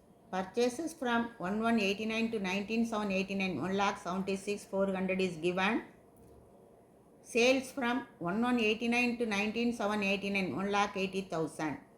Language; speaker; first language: English; non-native, local second language; Tamil